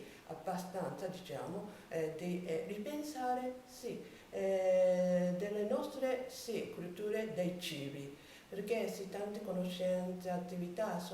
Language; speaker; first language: Italian; non-native, learner; Japanese